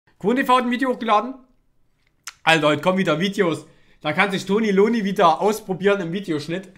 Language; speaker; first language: German; native; German